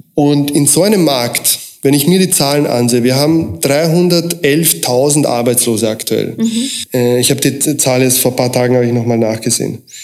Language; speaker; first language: German; early bilingual, other home language; Croatian